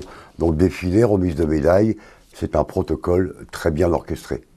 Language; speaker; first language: French; native; French